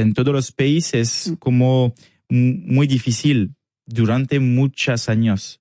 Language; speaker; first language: Spanish; non-native, learner; French